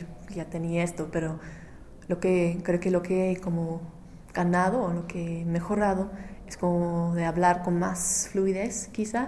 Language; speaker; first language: Spanish; non-native, fluent; English